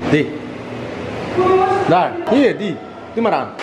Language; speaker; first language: Dutch; native; Dutch